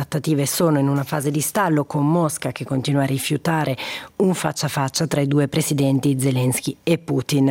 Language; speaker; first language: Italian; native; Italian